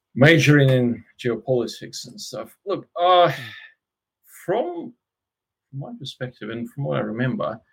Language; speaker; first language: English; non-native, fluent; Russian